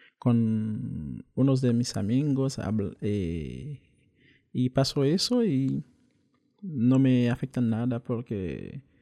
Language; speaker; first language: Spanish; non-native, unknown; Haitian Creole